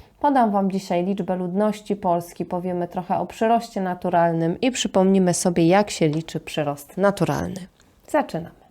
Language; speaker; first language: Polish; native; Polish